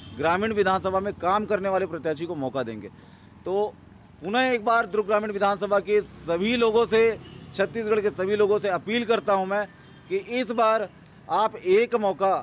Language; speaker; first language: Hindi; native; Hindi